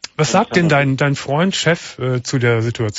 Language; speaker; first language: German; native; German